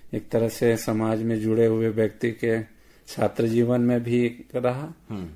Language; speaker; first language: Hindi; native; Hindi